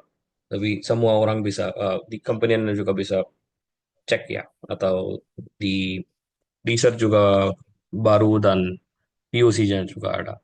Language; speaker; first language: Indonesian; non-native, learner; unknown